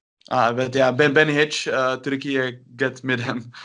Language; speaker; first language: Turkish; non-native, learner; Dutch